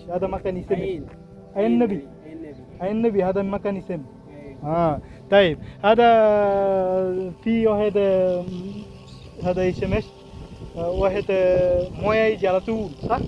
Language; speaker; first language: Arabic; non-native, learner; Bangla